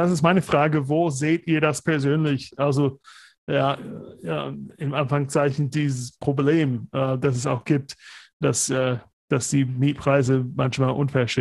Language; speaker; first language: German; non-native, fluent; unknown